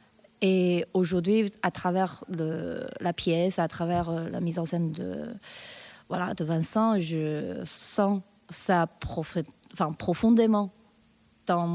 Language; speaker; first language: French; non-native, fluent; Chinese